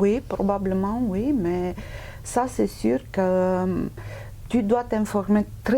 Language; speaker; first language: French; non-native, fluent; Romanian